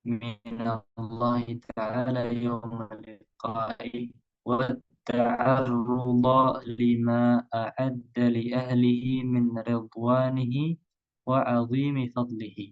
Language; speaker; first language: Arabic; non-native, fluent; Indonesian